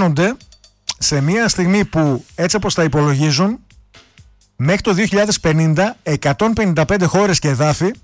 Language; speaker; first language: Greek; native; Greek